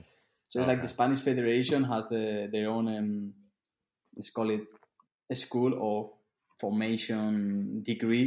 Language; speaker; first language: English; non-native, fluent; Spanish